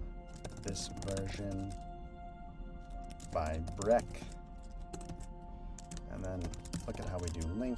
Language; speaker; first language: English; native; English